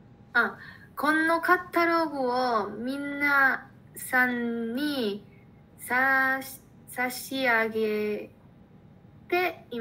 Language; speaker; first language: Japanese; non-native, learner; Spanish